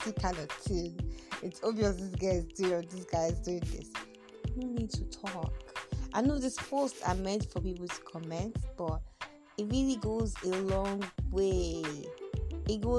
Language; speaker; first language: English; non-native, local second language; Yoruba